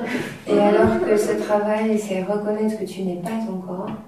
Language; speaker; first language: French; native; French